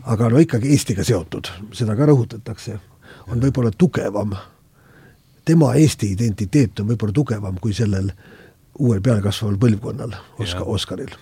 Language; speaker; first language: Estonian; native; Estonian